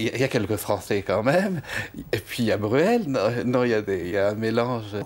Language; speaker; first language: French; native; French